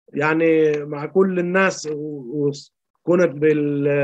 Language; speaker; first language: Arabic; early bilingual, heritage; Spanish